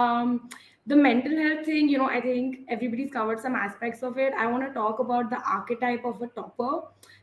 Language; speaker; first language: English; non-native, local second language; Gujarati